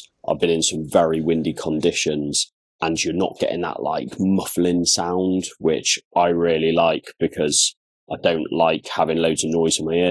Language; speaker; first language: English; native; English